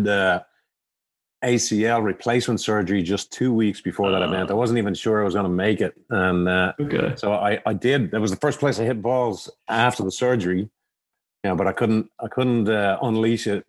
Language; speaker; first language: English; native; English